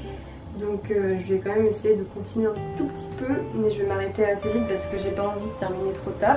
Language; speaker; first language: French; native; French